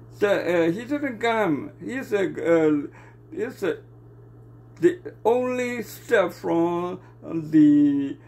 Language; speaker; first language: English; non-native, learner; Burmese